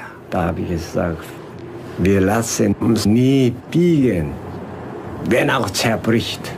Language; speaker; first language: German; non-native, fluent; Korean